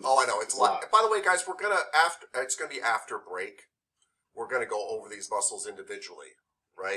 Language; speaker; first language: English; native; English